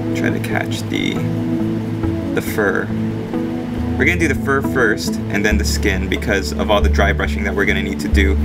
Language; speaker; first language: English; native; English